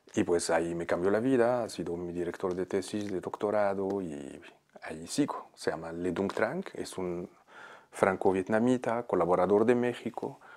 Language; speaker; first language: Spanish; non-native, fluent; Arabic